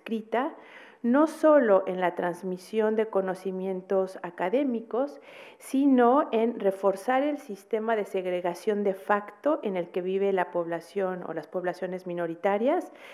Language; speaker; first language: Spanish; native; Spanish